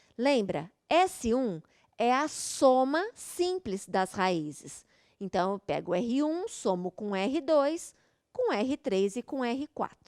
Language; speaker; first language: Portuguese; native; Portuguese